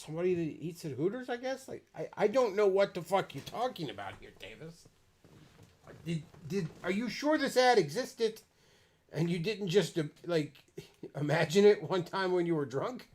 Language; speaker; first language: English; native; English